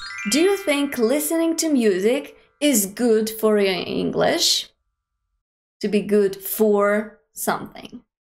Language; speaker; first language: English; non-native, fluent; Russian